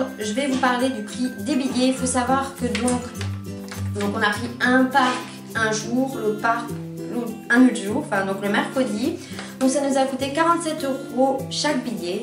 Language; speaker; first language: French; native; French